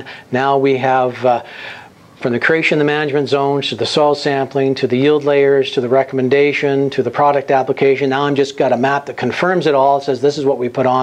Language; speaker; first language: English; native; English